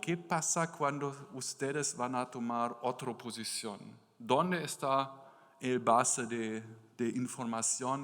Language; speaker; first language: Spanish; non-native, learner; German